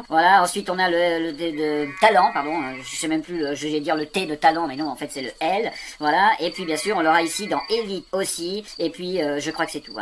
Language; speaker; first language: French; native; French